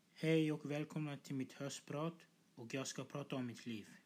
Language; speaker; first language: Swedish; early bilingual, other home language; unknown